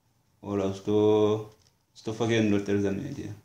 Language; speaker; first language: Italian; non-native, learner; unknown